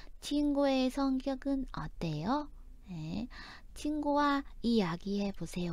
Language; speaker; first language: Korean; non-native, fluent; Vietnamese